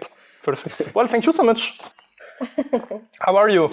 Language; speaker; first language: English; non-native, learner; French